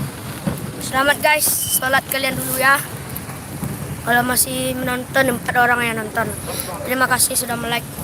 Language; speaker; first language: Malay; non-native, local second language; Minangkabau